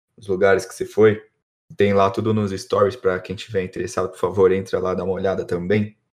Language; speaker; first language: Portuguese; native; Portuguese